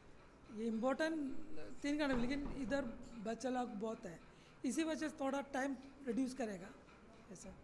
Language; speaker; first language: Hindi; non-native, learner; Malayalam